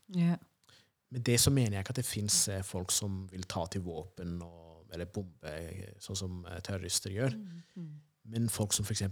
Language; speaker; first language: Norwegian; early bilingual, other home language; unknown